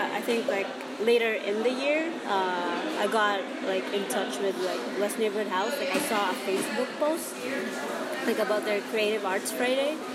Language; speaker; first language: English; non-native, local second language; Cebuano